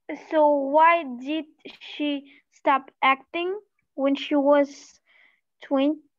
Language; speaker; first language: English; non-native, learner; Russian